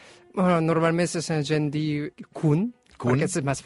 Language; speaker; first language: Catalan; non-native, learner; Korean